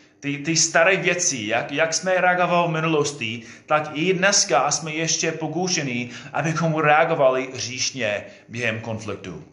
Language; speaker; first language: Czech; non-native, fluent; English